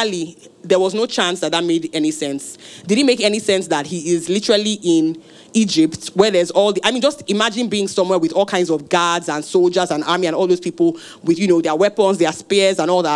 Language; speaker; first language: English; non-native, local second language; Yoruba